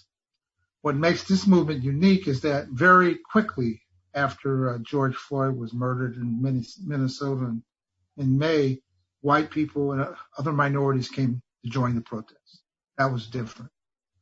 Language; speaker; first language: English; native; English